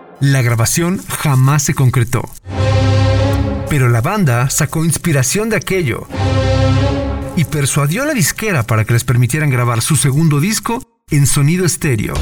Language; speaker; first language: Spanish; native; Spanish